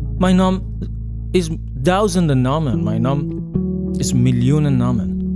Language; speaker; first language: Dutch; non-native, fluent; Persian